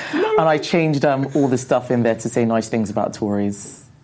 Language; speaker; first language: English; non-native, local second language; Yoruba